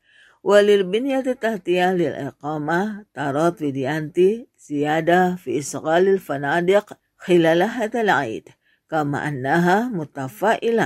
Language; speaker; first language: Arabic; non-native, fluent; Indonesian